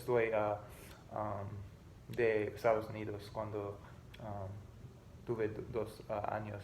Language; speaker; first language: Spanish; non-native, learner; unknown